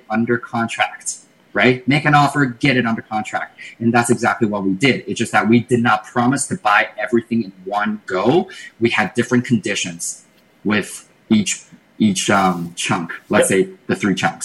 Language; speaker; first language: English; non-native, fluent; Chinese